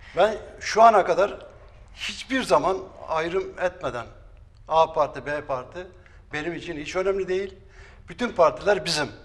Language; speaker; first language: Turkish; native; Turkish